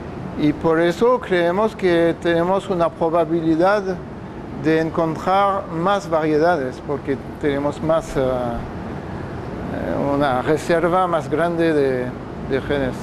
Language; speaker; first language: Spanish; non-native, fluent; French